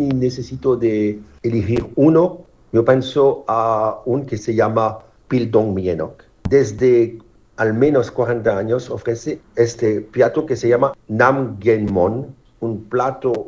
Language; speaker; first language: Spanish; non-native, fluent; French